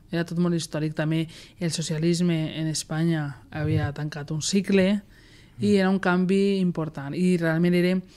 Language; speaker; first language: Catalan; native; Catalan